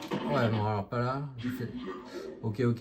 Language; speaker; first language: French; native; French